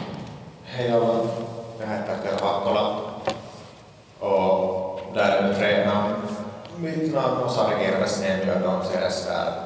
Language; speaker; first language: Swedish; non-native, local second language; Finnish